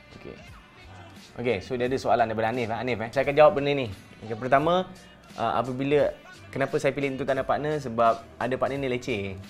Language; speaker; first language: Malay; native; Malay